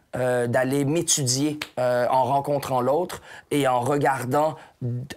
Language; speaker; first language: French; native; French